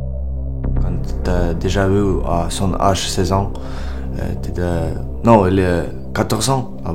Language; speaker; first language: French; non-native, learner; Ukrainian